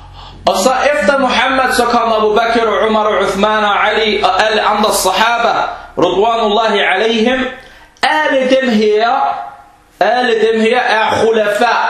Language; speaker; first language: Danish; non-native, fluent; Arabic